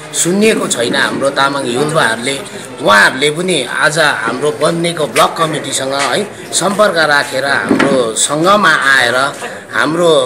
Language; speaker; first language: Nepali; native; Nepali